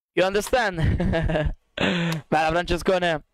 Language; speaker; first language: English; non-native, learner; Italian